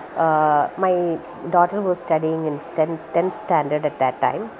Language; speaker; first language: English; non-native, local second language; Malayalam